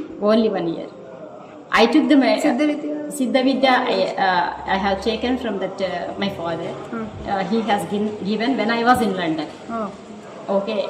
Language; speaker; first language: English; non-native, local second language; Telugu